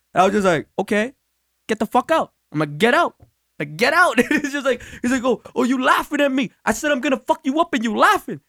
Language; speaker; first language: English; native; English